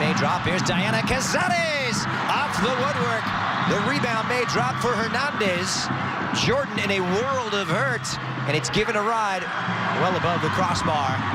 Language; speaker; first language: English; native; English